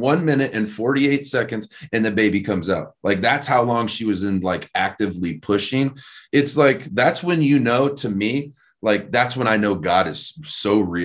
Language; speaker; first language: English; native; English